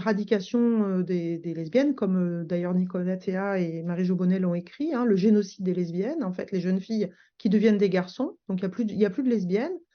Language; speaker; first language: French; native; French